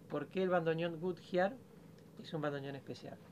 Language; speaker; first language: Spanish; native; Spanish